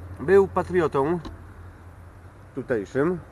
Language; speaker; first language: Polish; native; Polish